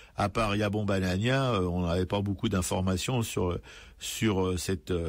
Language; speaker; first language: French; native; French